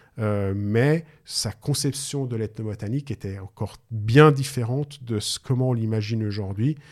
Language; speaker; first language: French; native; French